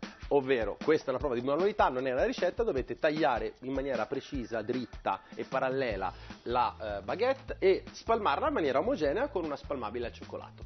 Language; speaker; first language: Italian; native; Italian